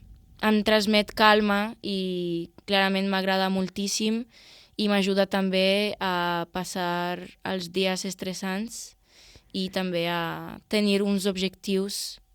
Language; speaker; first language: Catalan; non-native, local second language; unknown